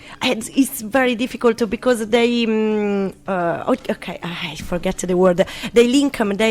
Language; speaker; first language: English; non-native, learner; Italian